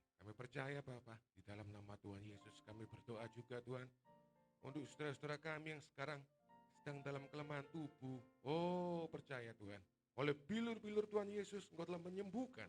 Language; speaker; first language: Indonesian; native; Indonesian